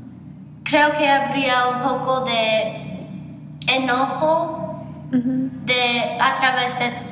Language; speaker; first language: Spanish; non-native, learner; English